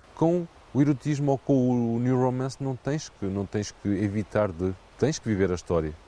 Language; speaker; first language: Portuguese; native; Portuguese